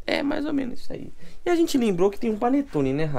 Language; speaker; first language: Portuguese; native; Portuguese